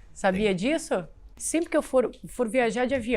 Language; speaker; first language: Portuguese; native; Portuguese